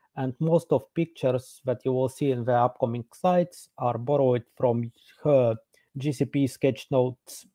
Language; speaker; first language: English; non-native, fluent; Estonian